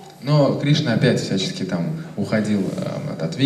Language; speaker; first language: Russian; native; Russian